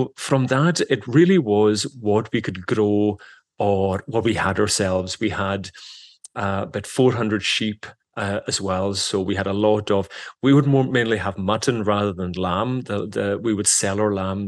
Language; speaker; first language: English; non-native, local second language; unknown